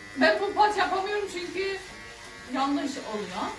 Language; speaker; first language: Turkish; non-native, learner; English